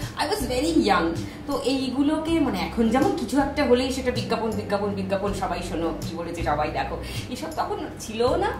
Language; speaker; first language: Bangla; native; Bangla